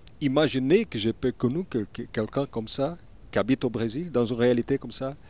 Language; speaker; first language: French; non-native, learner; Portuguese